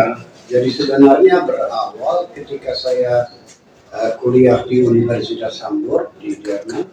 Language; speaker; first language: Indonesian; non-native, fluent; German